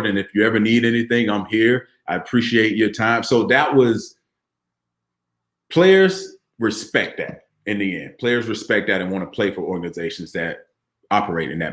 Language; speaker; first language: English; native; English